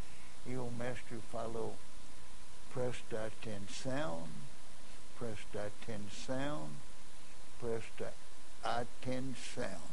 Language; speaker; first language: Portuguese; non-native, fluent; English